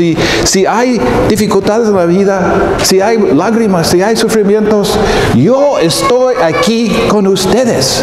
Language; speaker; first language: Spanish; non-native, fluent; English